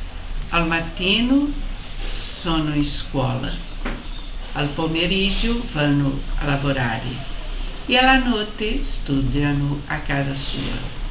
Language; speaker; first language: Italian; non-native, fluent; Portuguese